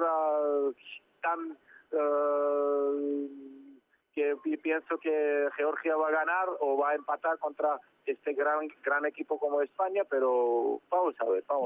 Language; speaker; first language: Spanish; non-native, fluent; Georgian